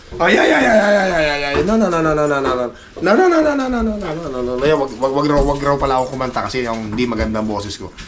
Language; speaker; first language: Filipino; non-native, local second language; Iloko